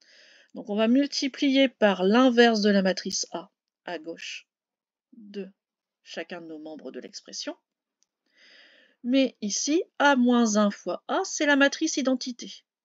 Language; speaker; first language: French; native; French